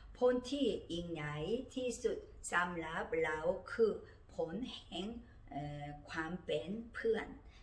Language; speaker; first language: Thai; non-native, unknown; Korean